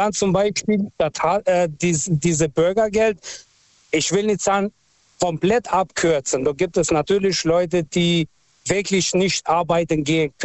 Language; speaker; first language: German; non-native, fluent; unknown